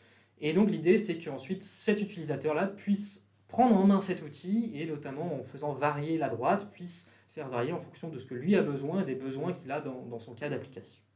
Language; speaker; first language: French; native; French